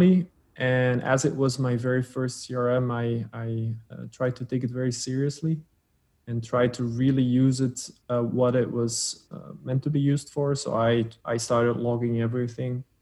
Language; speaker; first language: English; non-native, fluent; Dutch